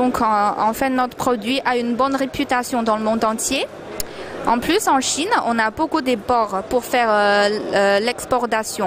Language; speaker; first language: French; non-native, fluent; Chinese